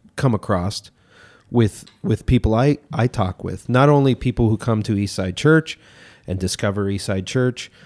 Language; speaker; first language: English; native; English